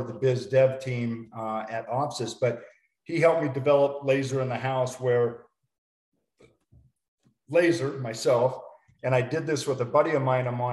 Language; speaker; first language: English; native; English